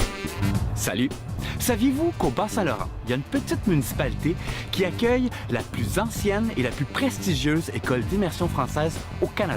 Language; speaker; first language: French; native; French